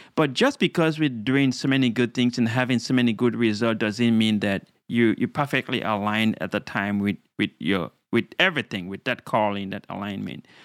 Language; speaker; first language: English; non-native, local second language; Krio